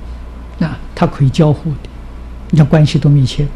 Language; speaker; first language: Chinese; native; Chinese